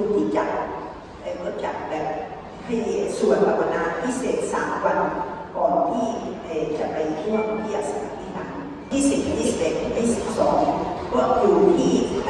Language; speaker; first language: Thai; non-native, fluent; Spanish